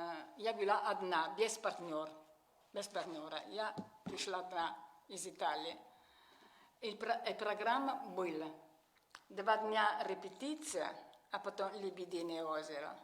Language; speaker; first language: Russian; non-native, learner; Italian